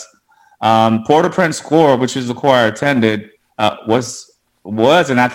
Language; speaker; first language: English; non-native, fluent; Haitian Creole